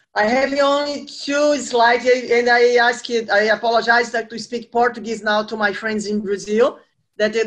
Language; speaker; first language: English; non-native, fluent; Portuguese